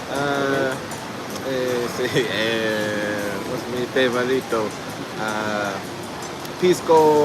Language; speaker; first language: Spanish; non-native, learner; English